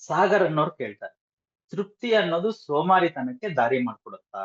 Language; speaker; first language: Kannada; native; Kannada